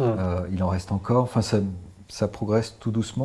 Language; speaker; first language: French; native; French